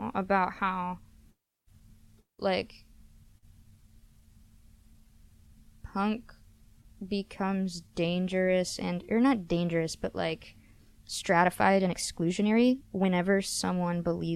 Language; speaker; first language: English; native; English